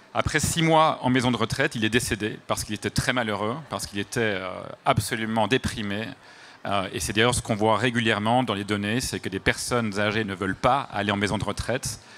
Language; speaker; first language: French; native; French